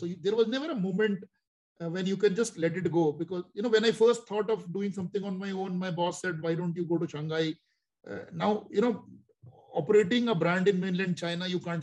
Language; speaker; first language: English; non-native, local second language; Hindi